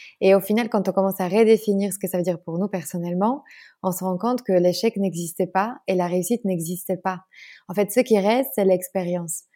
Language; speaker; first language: French; non-native, fluent; Polish